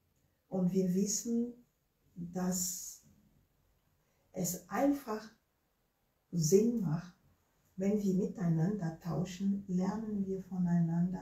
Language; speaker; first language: German; non-native, fluent; Ewe